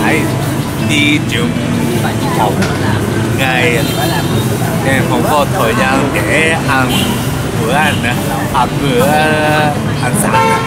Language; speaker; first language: Vietnamese; non-native, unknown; Japanese